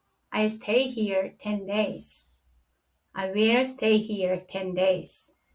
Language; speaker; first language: English; non-native, learner; Korean